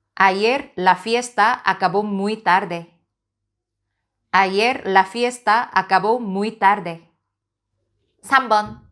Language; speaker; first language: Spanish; non-native, fluent; Korean